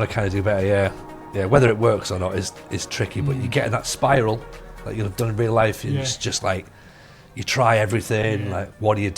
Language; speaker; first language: English; native; English